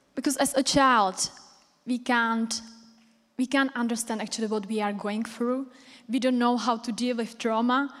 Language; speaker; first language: English; non-native, fluent; Czech